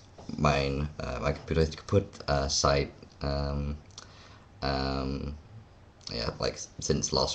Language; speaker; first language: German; non-native, learner; English